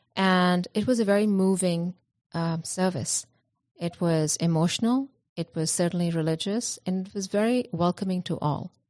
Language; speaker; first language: English; non-native, local second language; Punjabi